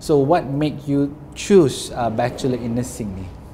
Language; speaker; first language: English; non-native, local second language; Malay